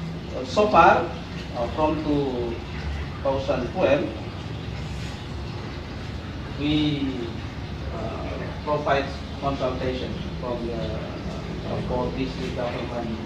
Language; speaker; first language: English; non-native, fluent; Indonesian